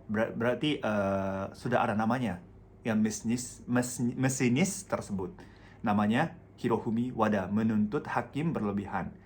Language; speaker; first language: Indonesian; non-native, fluent; Japanese